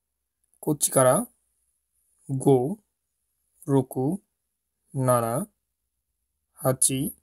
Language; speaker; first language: Japanese; non-native, learner; Bangla